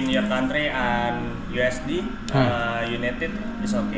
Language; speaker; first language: English; non-native, learner; Indonesian